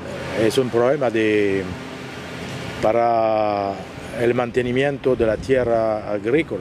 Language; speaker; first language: Spanish; non-native, fluent; French